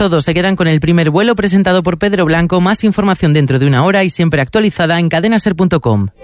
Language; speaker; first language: Spanish; native; Spanish